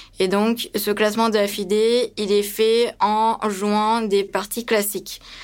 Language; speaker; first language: French; early bilingual, other home language; Romanian